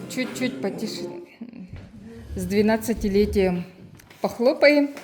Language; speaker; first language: Russian; native; Russian